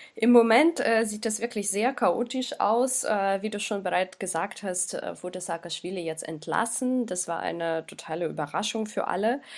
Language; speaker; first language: German; non-native, fluent; Ukrainian